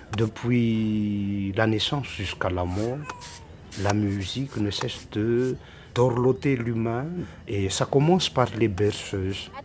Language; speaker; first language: French; non-native, local second language; Malagasy